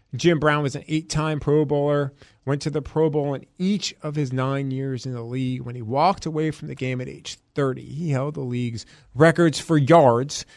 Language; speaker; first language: English; native; English